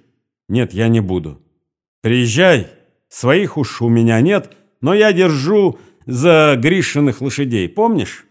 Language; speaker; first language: Russian; native; Russian